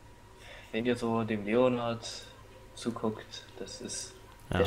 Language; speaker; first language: German; native; German